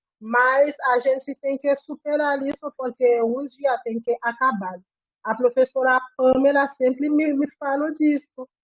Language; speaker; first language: Portuguese; non-native, fluent; Haitian Creole